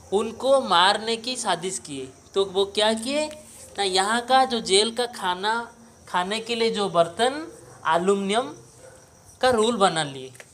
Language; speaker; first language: Hindi; non-native, local second language; Odia